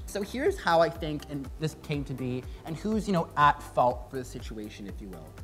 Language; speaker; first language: English; native; English